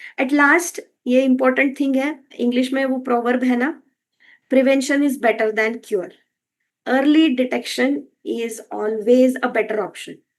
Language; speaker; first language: Hindi; non-native, local second language; Kannada